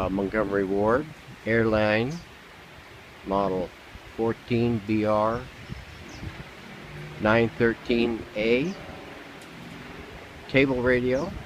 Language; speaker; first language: English; native; English